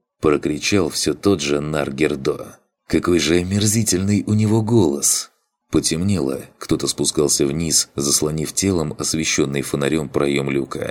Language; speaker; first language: Russian; native; Russian